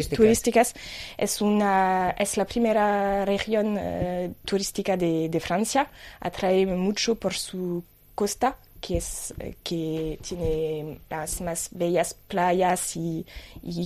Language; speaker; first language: Spanish; non-native, fluent; French